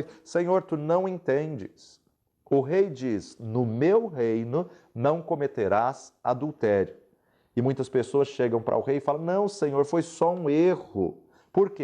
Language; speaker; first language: Portuguese; native; Portuguese